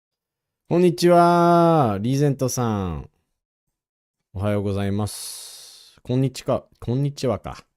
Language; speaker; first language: Japanese; non-native, fluent; English